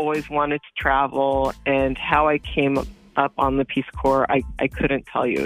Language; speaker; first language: English; early bilingual, other home language; Hebrew